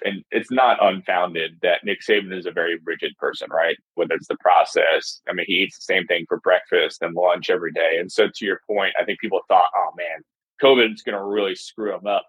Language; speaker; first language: English; native; English